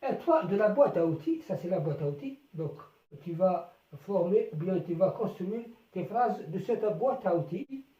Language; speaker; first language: French; non-native, local second language; Arabic